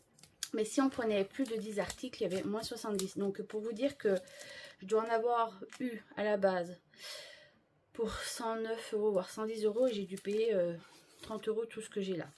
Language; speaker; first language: French; native; French